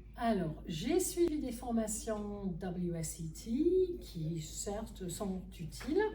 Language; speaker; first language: French; non-native, fluent; English